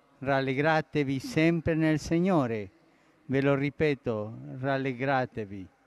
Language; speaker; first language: Italian; early bilingual, heritage; Spanish